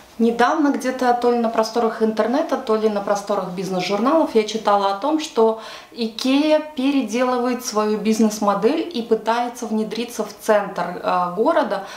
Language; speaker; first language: Russian; native; Russian